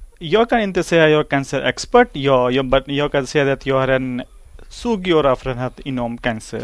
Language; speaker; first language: Swedish; non-native, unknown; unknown